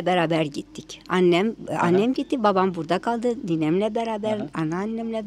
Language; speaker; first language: Turkish; non-native, local second language; Greek